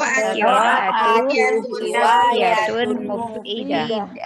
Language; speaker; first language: Arabic; non-native, learner; Indonesian